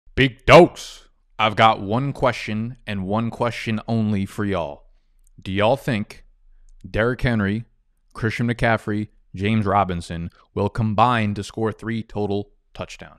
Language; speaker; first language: English; native; English